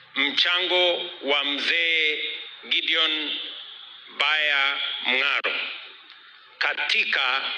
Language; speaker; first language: Swahili; non-native, local second language; Kalenjin